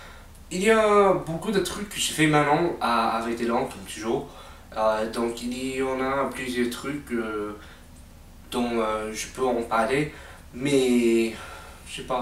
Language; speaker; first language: French; non-native, fluent; English